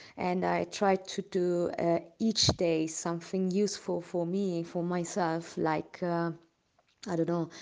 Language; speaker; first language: English; non-native, learner; Italian